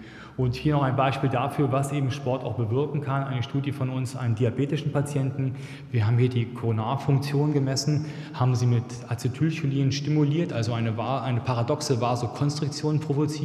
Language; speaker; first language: German; native; German